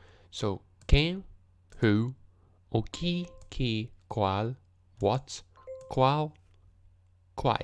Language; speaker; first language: Portuguese; non-native, learner; English